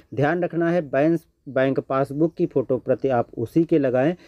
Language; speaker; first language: Hindi; native; Hindi